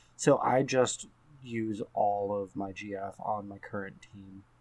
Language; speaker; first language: English; native; English